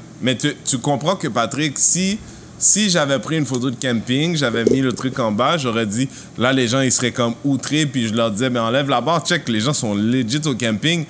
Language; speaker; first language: French; early bilingual, heritage; French